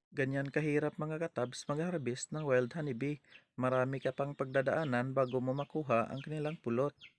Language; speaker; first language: Filipino; non-native, local second language; Hiligaynon